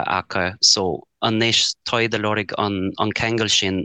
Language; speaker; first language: Irish; non-native, fluent; English